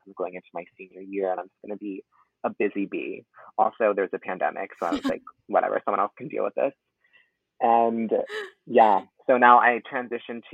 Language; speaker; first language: English; native; English